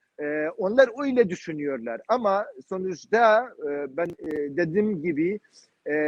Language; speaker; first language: Turkish; non-native, learner; Kurdish